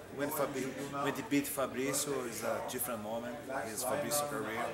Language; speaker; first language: English; non-native, learner; Portuguese